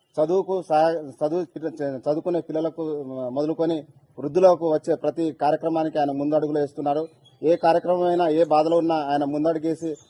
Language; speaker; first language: Telugu; native; Telugu